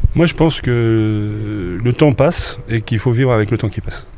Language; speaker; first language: French; native; French